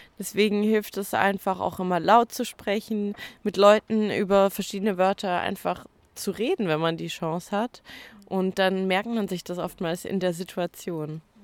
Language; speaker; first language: German; native; German